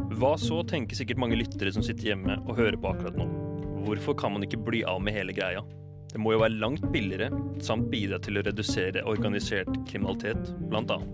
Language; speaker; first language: Norwegian; native; Norwegian